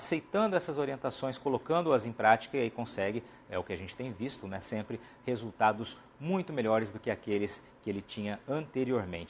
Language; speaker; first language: Portuguese; native; Portuguese